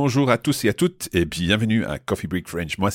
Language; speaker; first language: French; non-native, fluent; English